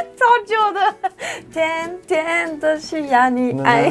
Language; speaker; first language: Chinese; non-native, fluent; French